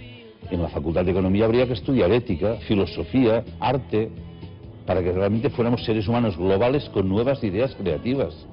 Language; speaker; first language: Spanish; native; Spanish